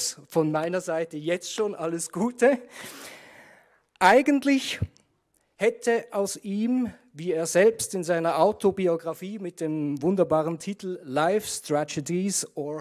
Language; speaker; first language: German; native; German